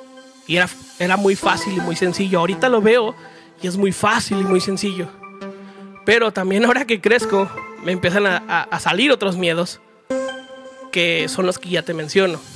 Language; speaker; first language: Spanish; native; Spanish